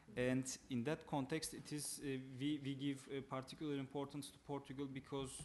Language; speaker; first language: English; non-native, fluent; Turkish